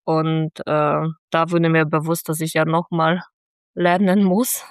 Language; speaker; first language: German; non-native, fluent; Polish